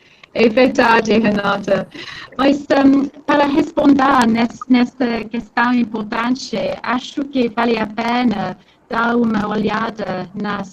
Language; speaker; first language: Portuguese; non-native, fluent; English